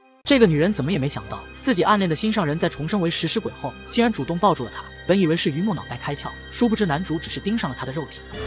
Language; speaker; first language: Chinese; native; Chinese